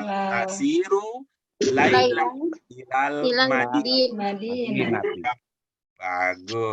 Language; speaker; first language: Arabic; non-native, fluent; Indonesian